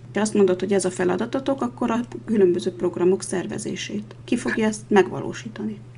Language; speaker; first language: Hungarian; native; Hungarian